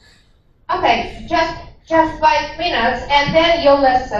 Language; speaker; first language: English; non-native, fluent; Russian